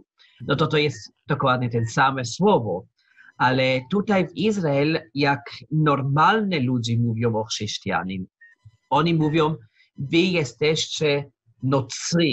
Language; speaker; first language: Polish; non-native, learner; German